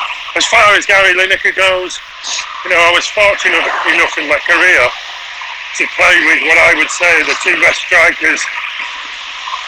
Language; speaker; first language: English; native; English